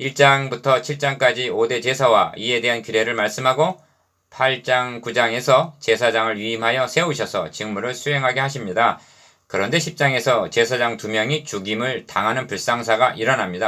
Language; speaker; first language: Korean; native; Korean